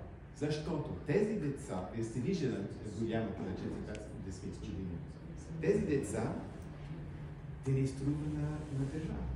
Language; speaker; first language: Bulgarian; early bilingual, heritage; English